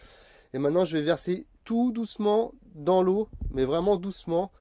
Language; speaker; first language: French; native; French